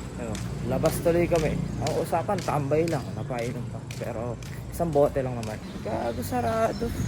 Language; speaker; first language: Filipino; non-native, local second language; Hiligaynon